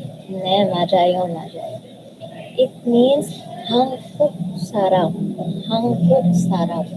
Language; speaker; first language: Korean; non-native, learner; Filipino